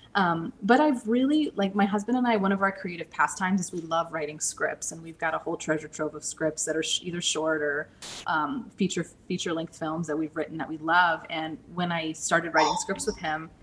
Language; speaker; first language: English; native; English